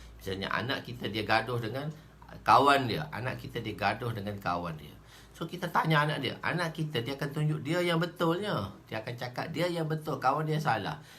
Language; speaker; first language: Malay; native; Malay